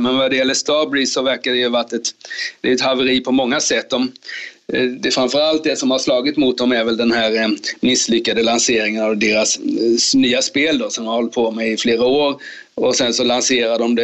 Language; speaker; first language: Swedish; native; Swedish